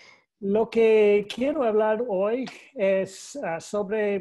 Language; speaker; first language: Spanish; non-native, learner; English